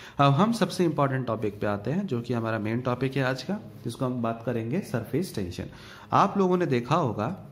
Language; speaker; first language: Hindi; native; Hindi